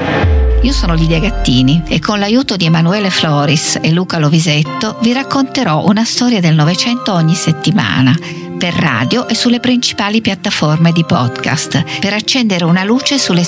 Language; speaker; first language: Italian; native; Italian